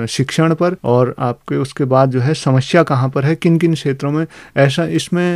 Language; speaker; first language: Hindi; native; Hindi